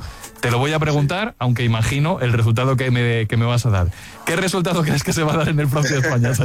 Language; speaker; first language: Spanish; native; Spanish